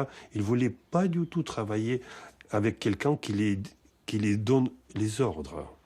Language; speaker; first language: French; non-native, fluent; Russian